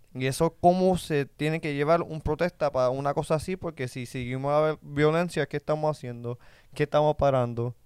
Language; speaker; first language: Spanish; early bilingual, other home language; English